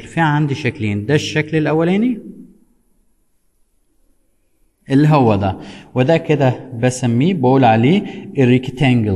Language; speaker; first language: Arabic; native; Arabic